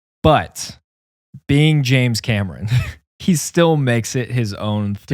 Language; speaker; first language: English; native; English